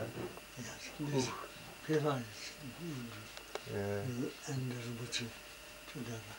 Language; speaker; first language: English; non-native, learner; Tibetan